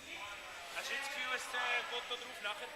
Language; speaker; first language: German; native; German